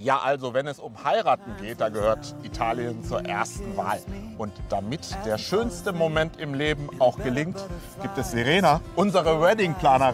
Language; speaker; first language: German; native; German